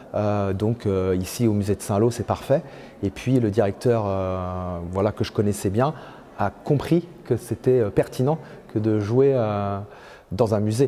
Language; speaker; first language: French; native; French